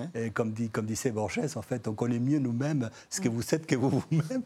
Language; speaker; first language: French; non-native, fluent; Spanish